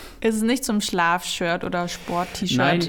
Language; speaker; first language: German; native; German